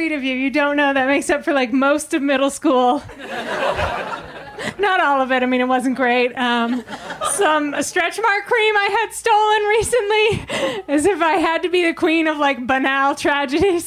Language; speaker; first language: English; native; English